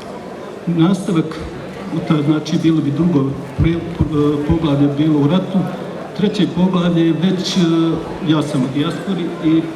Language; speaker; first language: Bosnian; native; Bosnian